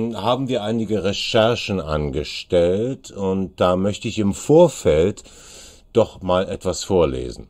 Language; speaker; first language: German; native; German